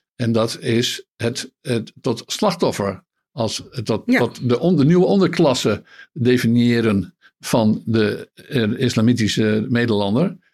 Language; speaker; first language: Dutch; native; Dutch